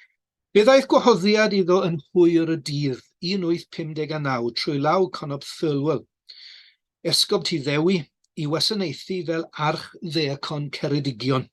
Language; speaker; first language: Welsh; native; Welsh